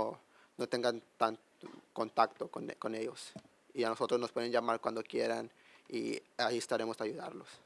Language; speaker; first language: Spanish; early bilingual, heritage; Spanish